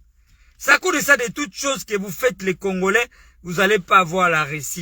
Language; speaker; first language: French; non-native, local second language; Lingala